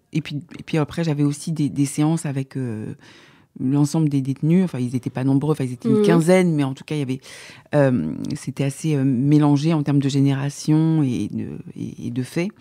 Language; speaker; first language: French; native; French